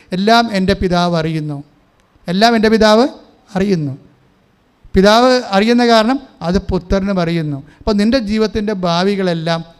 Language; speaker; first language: Malayalam; native; Malayalam